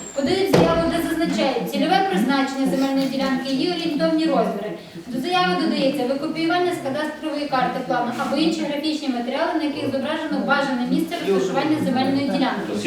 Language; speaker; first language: Ukrainian; native; Ukrainian